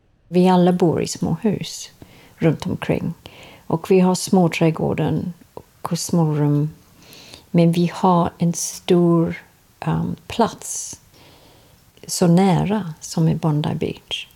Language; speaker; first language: Swedish; non-native, fluent; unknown